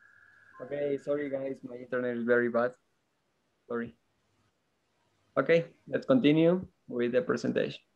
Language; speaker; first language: English; non-native, learner; Spanish